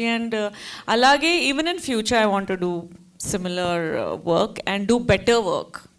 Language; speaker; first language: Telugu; non-native, learner; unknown